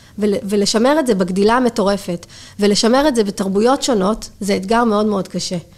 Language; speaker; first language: Hebrew; native; Hebrew